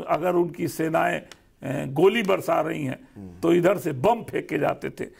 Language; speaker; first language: Hindi; native; Hindi